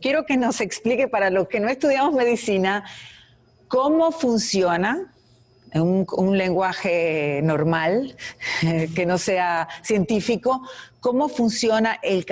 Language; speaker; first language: Spanish; native; Spanish